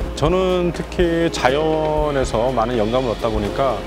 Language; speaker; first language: Korean; native; Korean